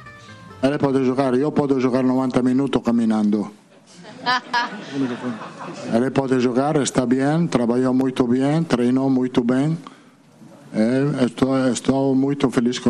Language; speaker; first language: Portuguese; non-native, fluent; Italian